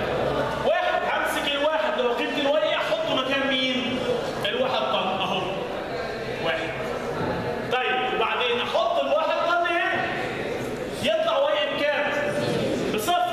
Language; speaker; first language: Arabic; native; Arabic